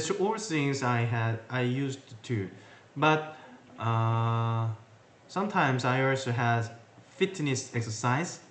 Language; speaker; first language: English; non-native, learner; Korean